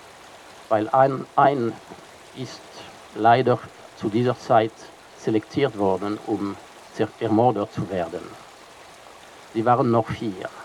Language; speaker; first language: German; non-native, fluent; French